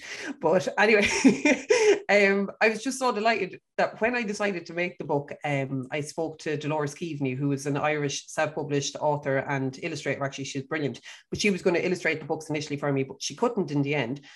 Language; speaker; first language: English; native; English